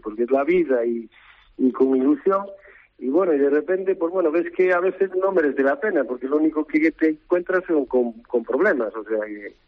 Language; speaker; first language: Spanish; native; Spanish